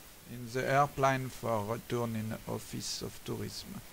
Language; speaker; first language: English; non-native, learner; French